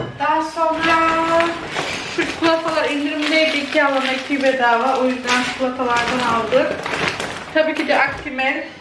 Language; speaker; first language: Turkish; native; Turkish